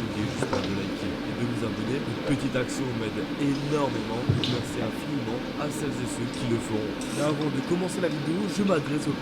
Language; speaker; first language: French; native; French